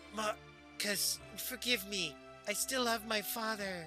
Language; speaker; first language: English; native; English